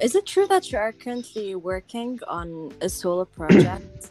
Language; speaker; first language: English; non-native, local second language; Arabic